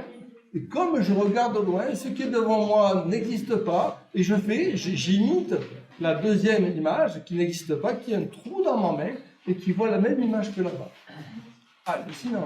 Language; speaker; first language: French; native; French